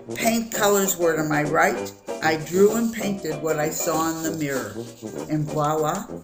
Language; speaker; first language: English; native; English